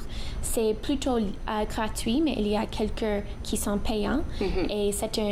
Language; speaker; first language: French; non-native, local second language; English